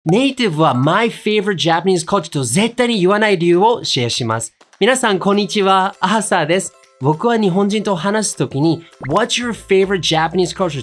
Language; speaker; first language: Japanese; non-native, fluent; English